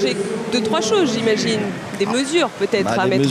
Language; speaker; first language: French; native; French